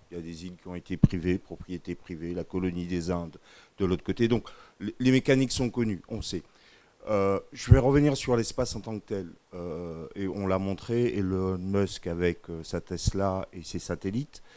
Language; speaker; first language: French; native; French